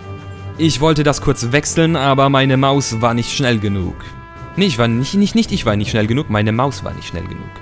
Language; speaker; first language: German; native; German